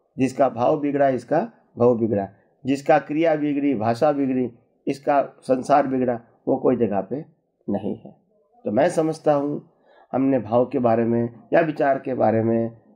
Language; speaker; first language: Hindi; non-native, local second language; Gujarati